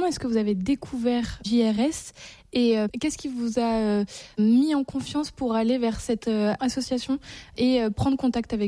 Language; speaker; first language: French; native; French